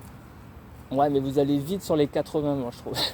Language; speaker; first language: French; native; French